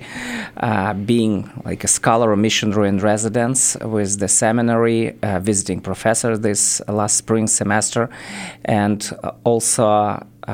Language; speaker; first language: English; non-native, fluent; Ukrainian